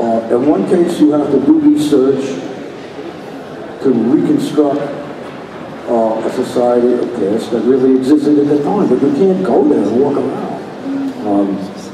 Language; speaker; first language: English; native; English